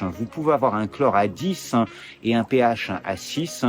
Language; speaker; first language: French; native; French